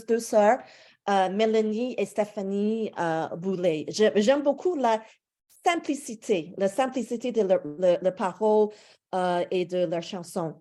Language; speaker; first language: French; non-native, fluent; English